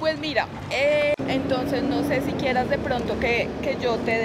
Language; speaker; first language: Spanish; native; Spanish